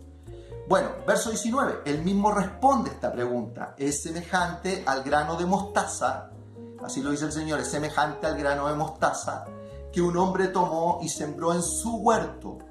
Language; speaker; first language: Spanish; native; Spanish